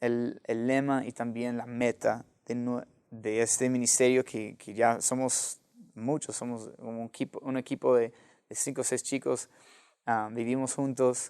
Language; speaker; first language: Spanish; non-native, fluent; English